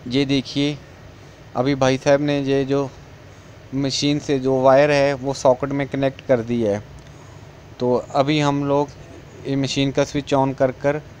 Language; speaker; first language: Hindi; non-native, local second language; Punjabi